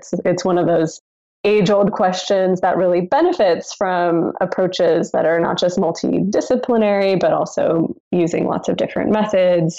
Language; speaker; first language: English; native; English